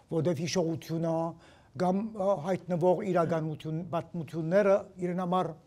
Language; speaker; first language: Armenian; early bilingual, heritage; Armenian